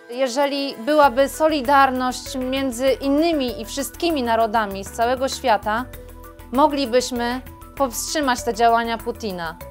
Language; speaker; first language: Polish; native; Polish